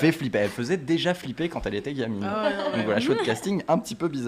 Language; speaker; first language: French; native; French